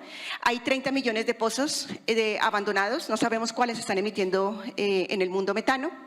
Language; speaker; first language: Spanish; native; Spanish